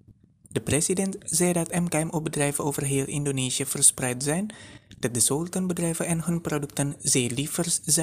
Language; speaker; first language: Dutch; non-native, fluent; Indonesian